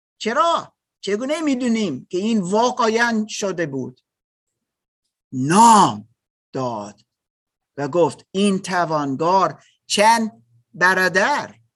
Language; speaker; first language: Persian; non-native, learner; German